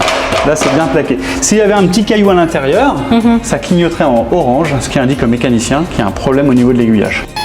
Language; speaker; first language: French; native; French